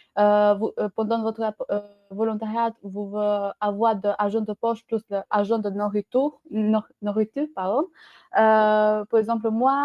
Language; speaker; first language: French; non-native, learner; Albanian